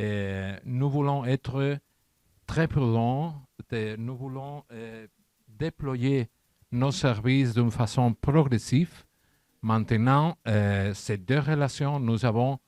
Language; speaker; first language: French; non-native, learner; Catalan